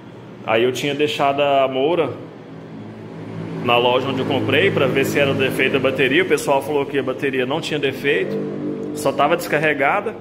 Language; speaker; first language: Portuguese; native; Portuguese